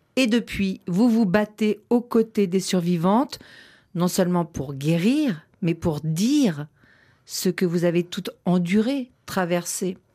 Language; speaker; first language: French; native; French